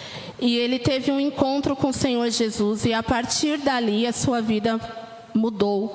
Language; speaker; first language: Portuguese; native; Portuguese